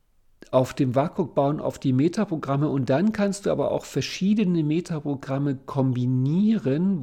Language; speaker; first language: German; native; German